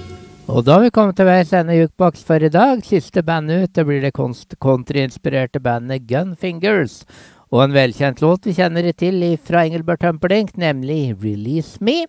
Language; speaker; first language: Norwegian; native; Norwegian